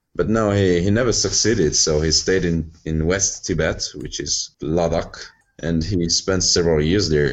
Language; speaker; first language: English; non-native, fluent; Hungarian